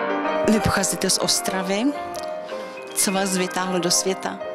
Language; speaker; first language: Czech; native; Czech